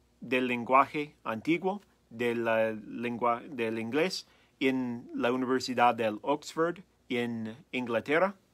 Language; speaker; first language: Spanish; non-native, fluent; English